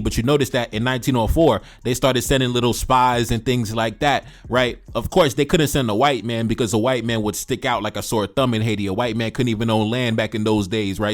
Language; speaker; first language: English; native; English